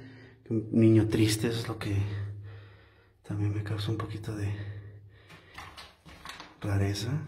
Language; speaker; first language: Spanish; native; Spanish